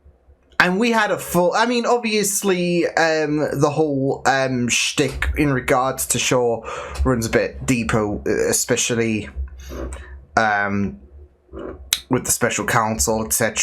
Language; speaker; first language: English; native; English